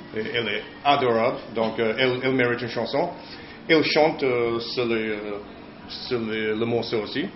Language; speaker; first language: French; non-native, learner; English